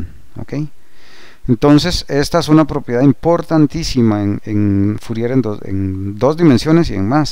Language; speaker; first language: Spanish; native; Spanish